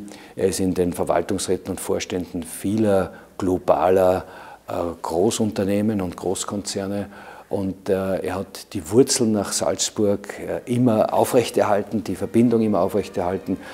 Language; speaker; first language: German; native; German